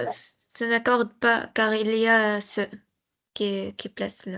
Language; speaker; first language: French; non-native, learner; Arabic